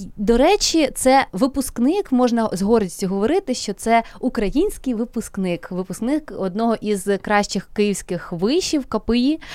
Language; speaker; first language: Ukrainian; native; Ukrainian